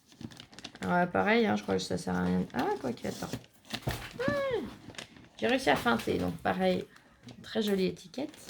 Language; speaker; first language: French; native; French